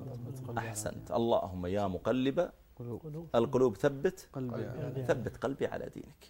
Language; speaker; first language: Arabic; native; Arabic